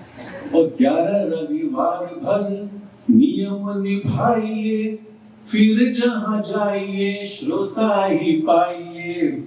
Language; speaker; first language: Hindi; native; Hindi